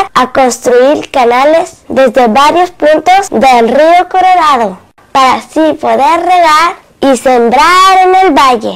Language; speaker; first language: Spanish; early bilingual, other home language; Cantonese